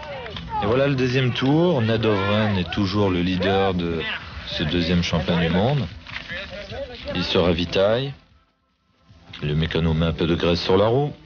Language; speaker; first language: French; native; French